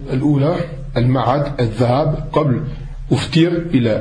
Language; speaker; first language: Arabic; non-native, fluent; French